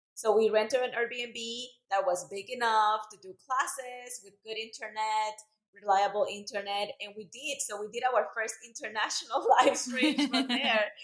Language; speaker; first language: English; non-native, fluent; Spanish